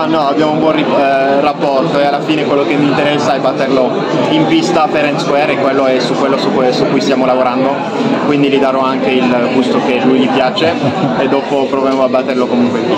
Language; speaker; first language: Italian; non-native, fluent; French